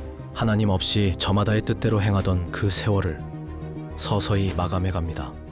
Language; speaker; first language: Korean; native; Korean